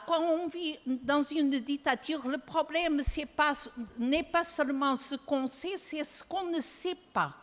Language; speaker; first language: French; non-native, fluent; Portuguese